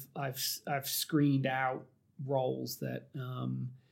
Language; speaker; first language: English; native; English